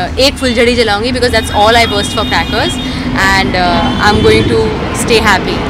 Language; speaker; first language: Hindi; native; Hindi